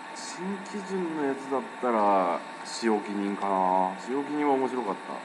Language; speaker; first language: Japanese; native; Japanese